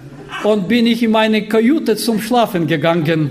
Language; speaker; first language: German; non-native, fluent; Bulgarian